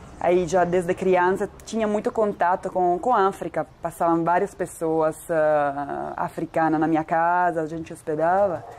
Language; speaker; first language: Portuguese; non-native, fluent; Italian